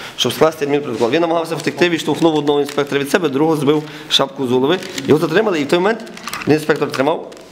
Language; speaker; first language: Ukrainian; native; Ukrainian